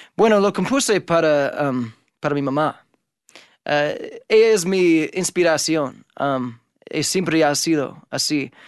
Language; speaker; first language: Spanish; non-native, fluent; English